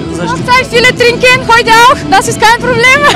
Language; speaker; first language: German; non-native, learner; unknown